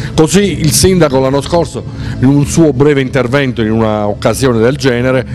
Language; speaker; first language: Italian; native; Italian